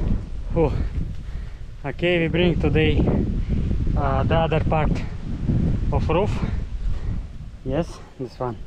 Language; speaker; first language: English; non-native, learner; Russian